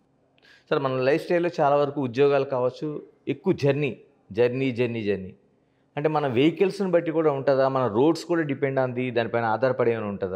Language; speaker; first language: Telugu; native; Telugu